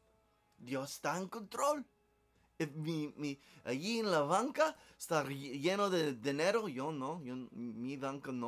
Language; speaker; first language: Spanish; non-native, learner; English